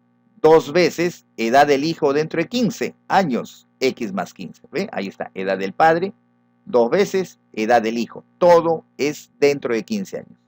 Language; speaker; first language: Spanish; native; Spanish